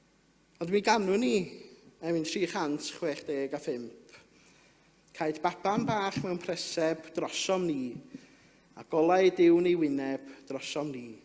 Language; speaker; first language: Welsh; native; Welsh